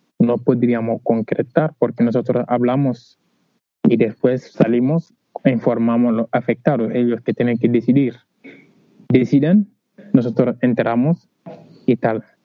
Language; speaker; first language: Spanish; non-native, learner; Wolof